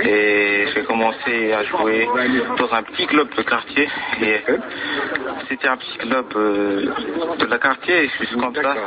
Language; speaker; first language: French; non-native, local second language; Malagasy